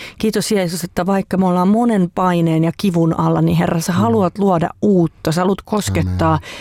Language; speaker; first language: Finnish; native; Finnish